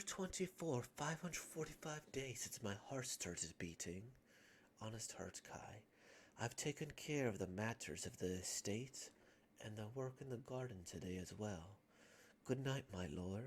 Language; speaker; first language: English; native; English